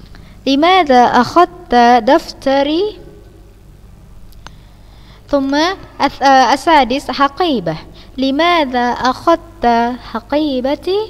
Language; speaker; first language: Arabic; non-native, fluent; Indonesian